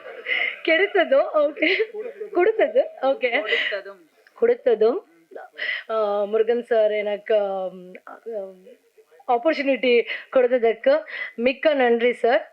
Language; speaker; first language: Tamil; non-native, learner; Kannada